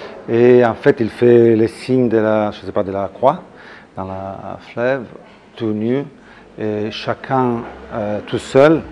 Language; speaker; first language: French; non-native, fluent; Italian